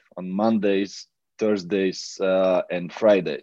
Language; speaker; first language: English; non-native, fluent; Latvian